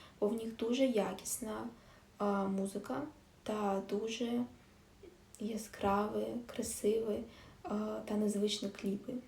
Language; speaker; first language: Ukrainian; non-native, local second language; Russian